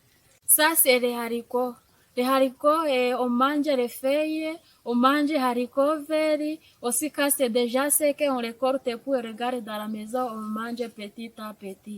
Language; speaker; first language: French; non-native, local second language; Kinyarwanda